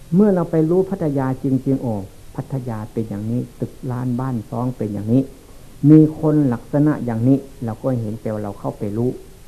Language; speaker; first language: Thai; non-native, local second language; Lao